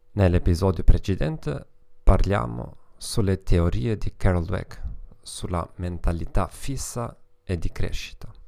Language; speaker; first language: Italian; non-native, learner; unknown